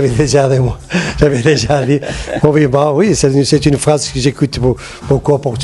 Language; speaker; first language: French; non-native, learner; Portuguese